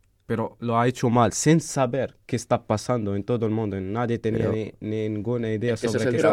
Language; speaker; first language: Spanish; non-native, fluent; Arabic